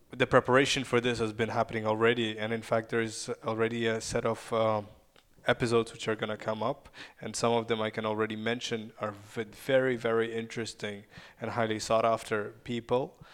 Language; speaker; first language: English; non-native, fluent; Russian